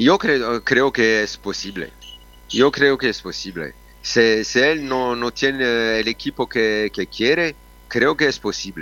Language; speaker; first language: Spanish; non-native, learner; Italian